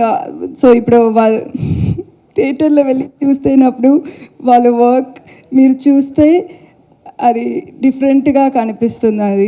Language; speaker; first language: Telugu; non-native, learner; Tamil